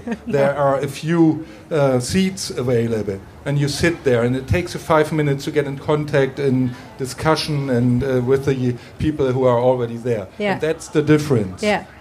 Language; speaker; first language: English; non-native, fluent; German